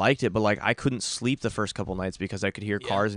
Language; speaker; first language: English; native; English